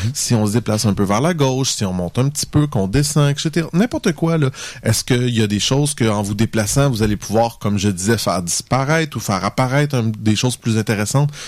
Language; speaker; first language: French; native; French